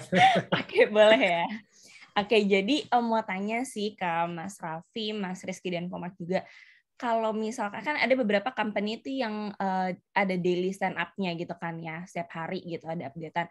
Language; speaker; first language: Indonesian; native; Indonesian